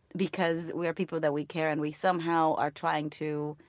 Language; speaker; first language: English; non-native, fluent; Spanish